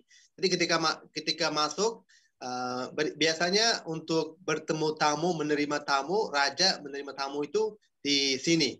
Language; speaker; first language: Indonesian; non-native, fluent; Uzbek